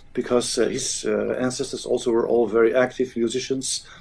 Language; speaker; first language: English; non-native, fluent; Dutch